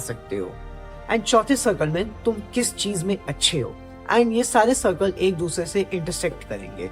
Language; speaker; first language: Hindi; native; Hindi